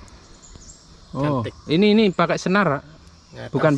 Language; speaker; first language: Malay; non-native, local second language; Javanese